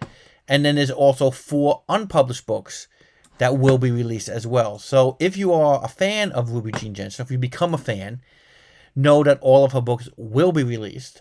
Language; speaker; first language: English; native; English